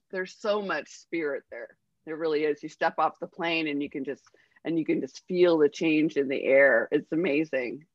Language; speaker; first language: English; native; English